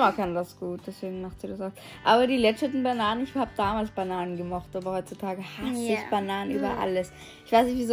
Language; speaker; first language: German; native; German